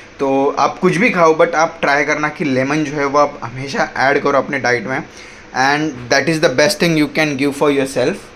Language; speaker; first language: Hindi; non-native, local second language; Marathi